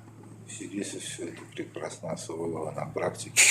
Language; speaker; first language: Russian; native; Russian